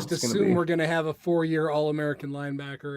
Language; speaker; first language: English; native; English